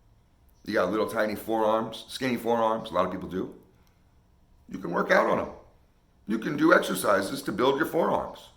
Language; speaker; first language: English; native; English